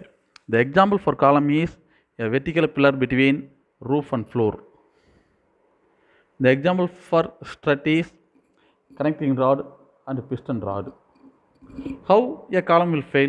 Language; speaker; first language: English; non-native, local second language; Tamil